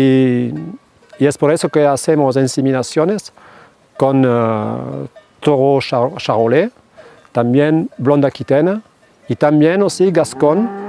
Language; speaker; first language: Spanish; non-native, fluent; French